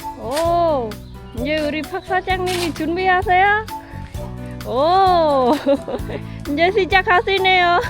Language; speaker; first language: Korean; non-native, fluent; Khmer